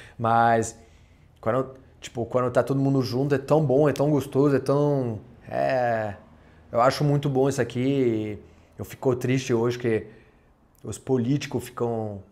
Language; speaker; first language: Portuguese; non-native, fluent; French